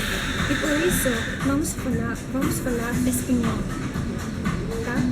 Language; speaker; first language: Portuguese; non-native, learner; Russian